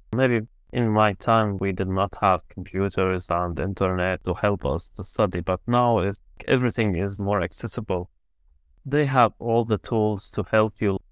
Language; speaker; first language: English; non-native, fluent; Arabic